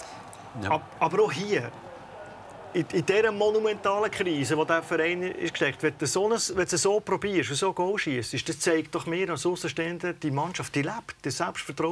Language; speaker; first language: German; native; German